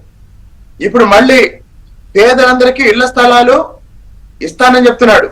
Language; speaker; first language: Telugu; native; Telugu